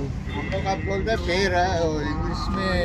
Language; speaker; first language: Hindi; non-native, learner; Sinhala